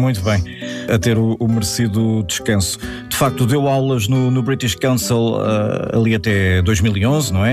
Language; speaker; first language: Portuguese; native; Portuguese